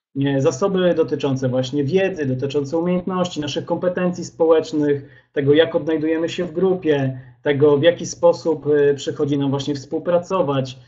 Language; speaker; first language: Polish; native; Polish